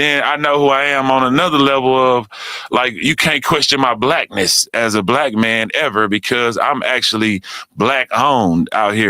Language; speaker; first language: English; native; English